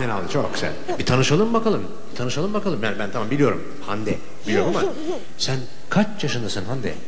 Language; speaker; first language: Turkish; native; Turkish